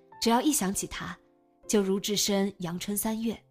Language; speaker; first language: Chinese; native; Chinese